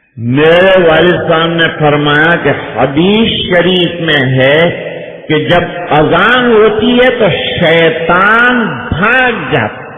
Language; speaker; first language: Urdu; non-native, local second language; Gujarati